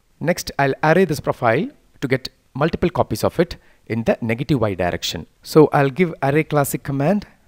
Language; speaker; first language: English; non-native, local second language; Malayalam